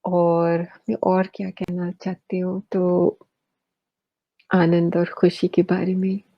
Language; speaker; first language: Hindi; early bilingual, heritage; Hindi